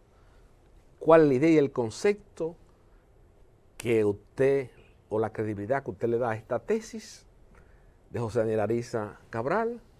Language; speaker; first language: Spanish; native; Spanish